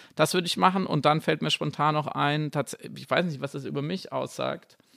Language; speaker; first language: German; native; German